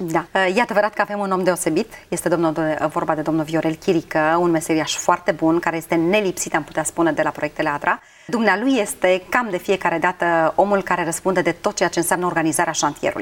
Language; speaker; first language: Romanian; native; Romanian